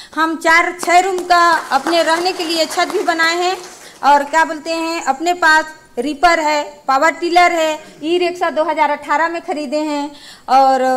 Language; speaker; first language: Hindi; native; Hindi